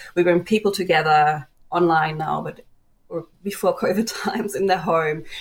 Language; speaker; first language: English; non-native, fluent; German